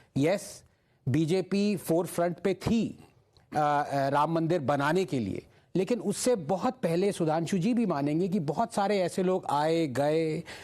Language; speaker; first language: Hindi; non-native, local second language; Tamil